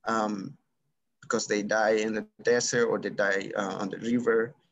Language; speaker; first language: English; non-native, fluent; Spanish